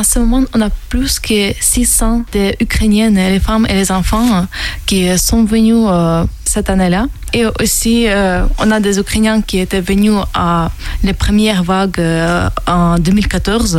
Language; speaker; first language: French; non-native, fluent; Ukrainian